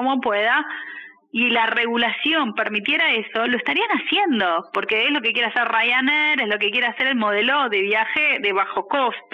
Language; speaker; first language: Spanish; native; Spanish